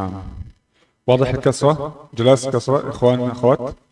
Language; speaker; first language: Arabic; non-native, fluent; Indonesian